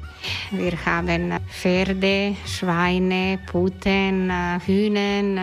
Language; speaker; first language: German; non-native, learner; Croatian